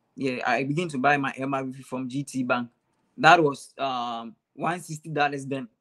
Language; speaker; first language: English; non-native, local second language; Akan